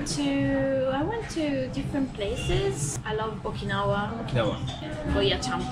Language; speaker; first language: English; non-native, fluent; Italian